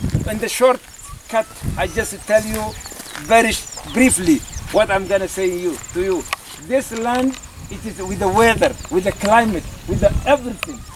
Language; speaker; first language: English; non-native, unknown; Oromo